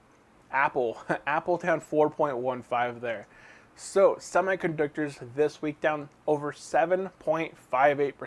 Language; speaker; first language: English; native; English